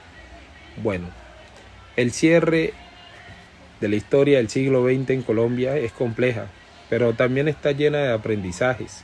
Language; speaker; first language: Spanish; native; Spanish